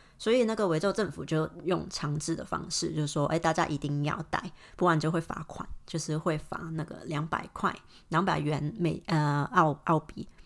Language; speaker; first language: Chinese; non-native, fluent; Cantonese